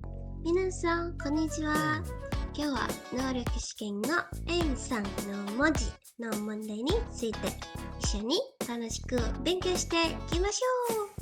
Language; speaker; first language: Japanese; non-native, learner; Indonesian